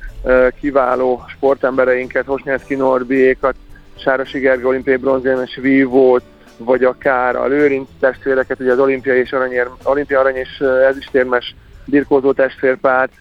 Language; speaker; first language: Hungarian; native; Hungarian